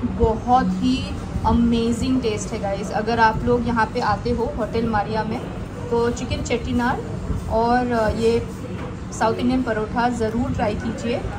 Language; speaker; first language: Hindi; native; Hindi